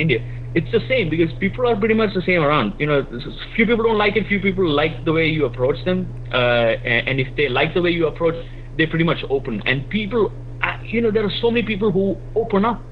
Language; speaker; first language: English; non-native, local second language; Malayalam